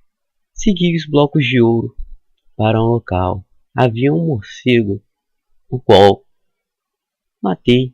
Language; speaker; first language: Portuguese; native; Portuguese